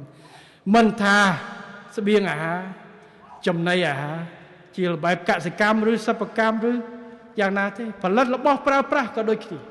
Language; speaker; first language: Khmer; native; Khmer